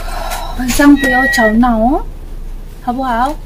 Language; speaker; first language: Chinese; non-native, learner; Indonesian